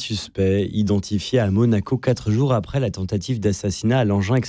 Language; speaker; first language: French; native; French